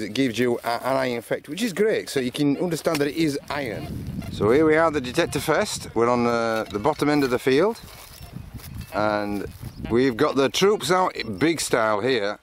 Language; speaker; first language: English; native; English